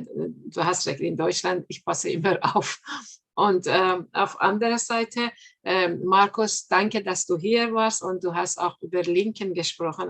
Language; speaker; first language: German; non-native, fluent; Persian